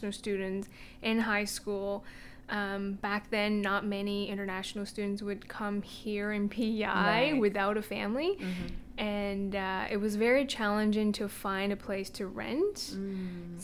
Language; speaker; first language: English; non-native, fluent; Chinese